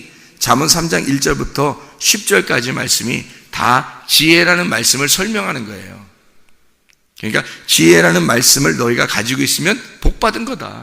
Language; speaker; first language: Korean; native; Korean